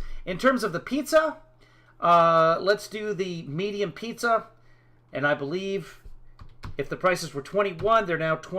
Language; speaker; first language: English; native; English